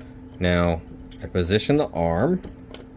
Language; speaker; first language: English; native; English